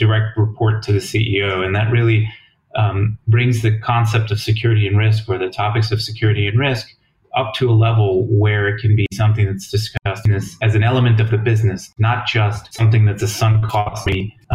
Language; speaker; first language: English; native; English